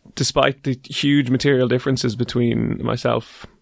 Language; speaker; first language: English; native; English